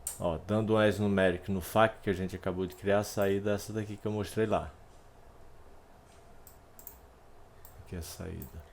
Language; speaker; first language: Portuguese; native; Portuguese